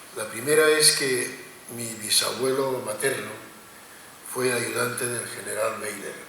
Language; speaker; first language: Spanish; non-native, local second language; Catalan